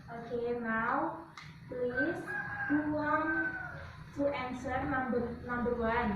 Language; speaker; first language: English; non-native, learner; Indonesian